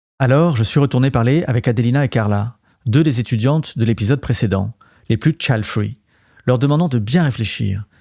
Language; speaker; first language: French; native; French